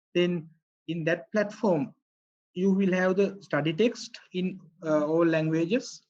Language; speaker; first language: English; non-native, local second language; Sinhala